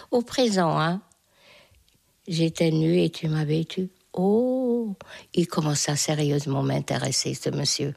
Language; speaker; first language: French; non-native, fluent; Hungarian